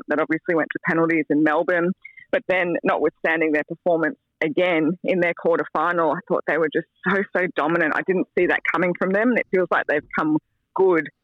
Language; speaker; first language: English; native; English